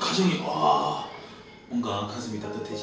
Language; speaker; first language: Korean; native; Korean